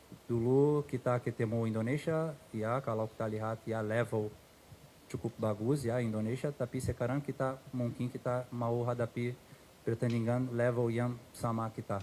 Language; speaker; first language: Indonesian; non-native, fluent; Portuguese